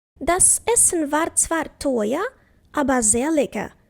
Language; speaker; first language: German; non-native, fluent; Ukrainian